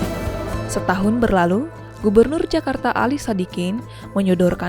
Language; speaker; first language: Indonesian; native; Indonesian